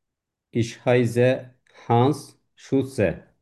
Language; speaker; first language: German; non-native, fluent; Turkish